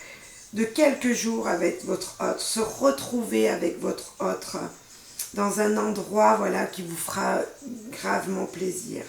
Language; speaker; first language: French; native; French